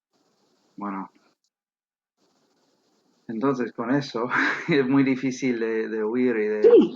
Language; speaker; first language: Spanish; non-native, fluent; English